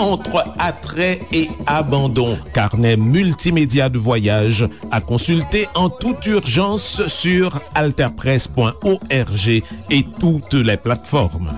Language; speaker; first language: French; non-native, local second language; Haitian Creole